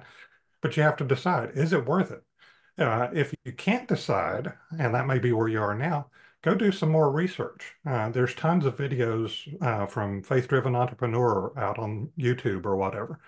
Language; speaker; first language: English; native; English